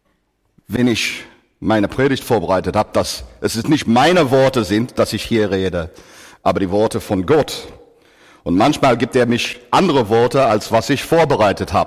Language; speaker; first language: German; non-native, fluent; English